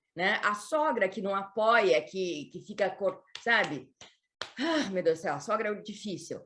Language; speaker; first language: Portuguese; native; Portuguese